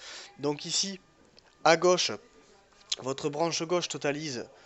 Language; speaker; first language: French; native; French